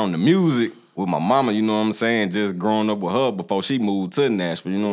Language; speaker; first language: English; native; English